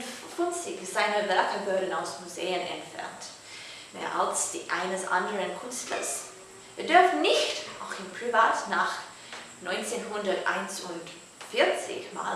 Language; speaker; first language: German; non-native, learner; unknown